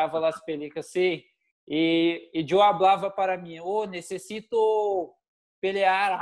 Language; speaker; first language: Spanish; non-native, learner; Portuguese